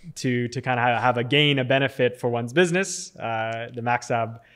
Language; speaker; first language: English; native; English